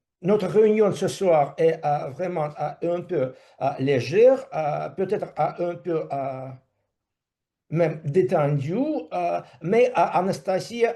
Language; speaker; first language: French; non-native, fluent; Russian